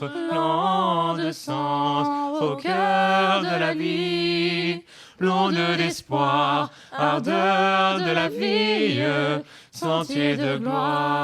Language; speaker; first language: French; native; French